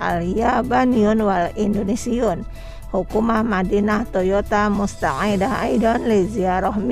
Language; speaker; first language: Arabic; non-native, fluent; Indonesian